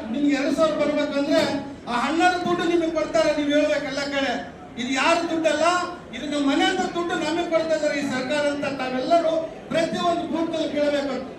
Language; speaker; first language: Kannada; native; Kannada